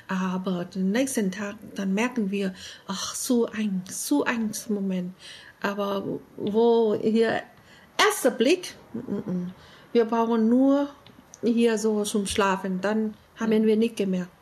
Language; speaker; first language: German; non-native, learner; Vietnamese